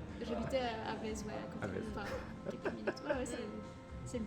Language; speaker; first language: French; native; French